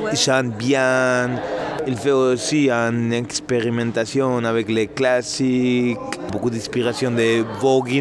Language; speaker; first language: French; non-native, learner; Spanish